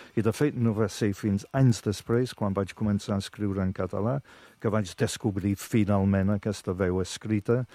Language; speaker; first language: Catalan; non-native, fluent; English